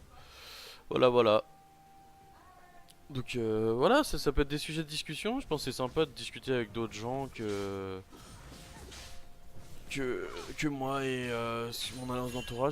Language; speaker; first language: French; native; French